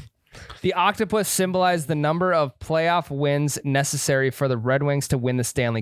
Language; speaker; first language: English; native; English